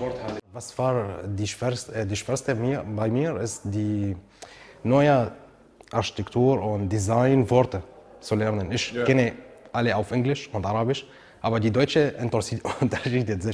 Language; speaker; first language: German; non-native, learner; Arabic